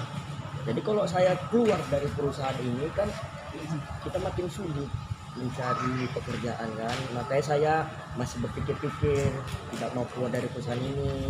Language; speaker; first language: Indonesian; native; Indonesian